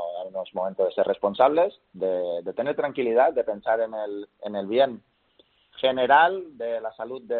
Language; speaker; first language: Spanish; native; Spanish